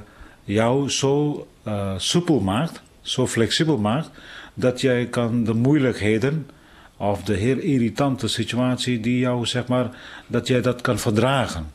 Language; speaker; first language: Dutch; non-native, fluent; Tibetan